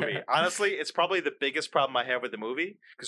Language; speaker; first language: English; native; English